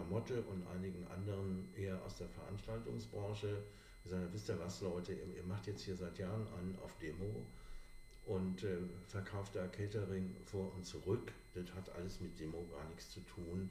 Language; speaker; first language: German; native; German